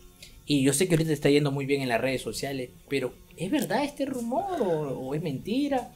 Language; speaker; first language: Spanish; native; Spanish